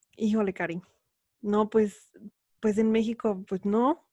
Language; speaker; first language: Spanish; native; Spanish